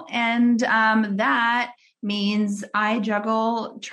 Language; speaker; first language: English; early bilingual, other home language; Russian